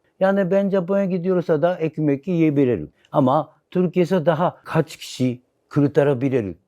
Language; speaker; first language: Turkish; non-native, learner; Japanese